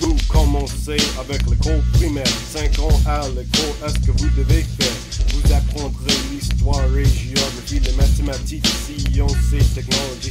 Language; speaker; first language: French; non-native, learner; English